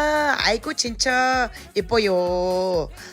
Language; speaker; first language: Korean; non-native, learner; Mongolian